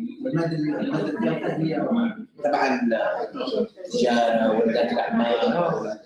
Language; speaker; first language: Arabic; native; Arabic